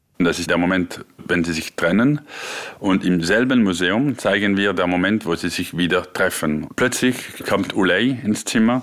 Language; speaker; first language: German; non-native, local second language; French